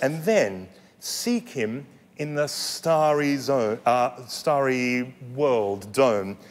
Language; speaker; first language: English; native; English